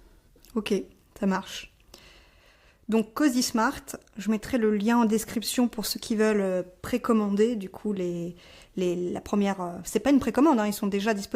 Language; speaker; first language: French; native; French